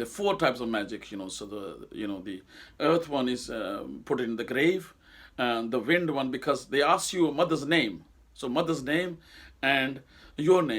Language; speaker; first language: English; non-native, local second language; Urdu